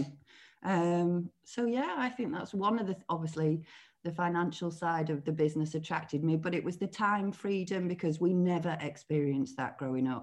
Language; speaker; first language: English; native; English